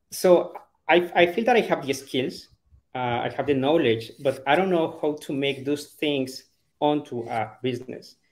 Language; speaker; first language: English; non-native, fluent; Spanish